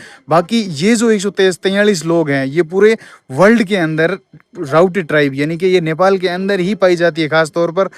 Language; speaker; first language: Hindi; native; Hindi